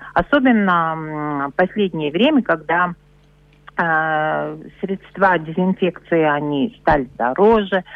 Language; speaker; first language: Russian; non-native, local second language; Latvian